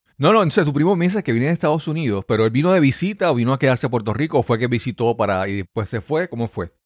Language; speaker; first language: Spanish; native; Spanish